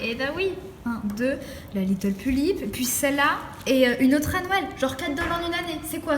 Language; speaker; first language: French; native; French